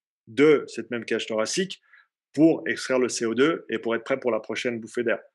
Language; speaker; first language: French; native; French